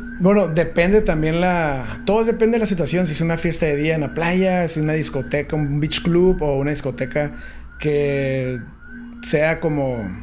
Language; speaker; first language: Spanish; native; Spanish